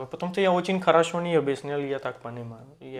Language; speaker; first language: Russian; non-native, learner; Hindi